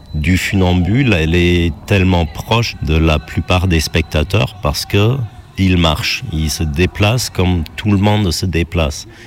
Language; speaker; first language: French; non-native, fluent; German